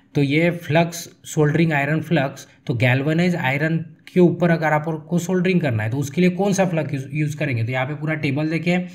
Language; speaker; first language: Hindi; non-native, local second language; Marathi